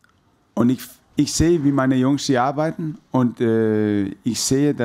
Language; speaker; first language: German; non-native, fluent; Danish